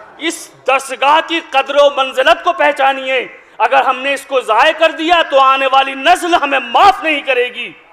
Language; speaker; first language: Urdu; native; Urdu